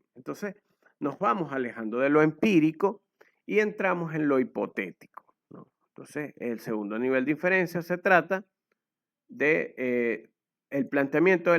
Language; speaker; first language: Spanish; native; Spanish